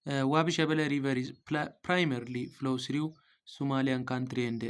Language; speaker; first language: English; non-native, local second language; Amharic